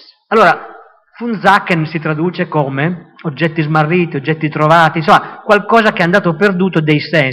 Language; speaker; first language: Italian; native; Italian